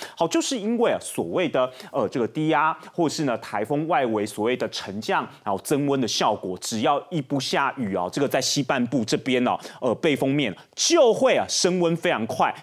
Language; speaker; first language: Chinese; native; Chinese